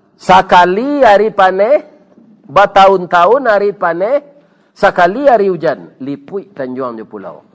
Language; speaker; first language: Malay; non-native, local second language; Minangkabau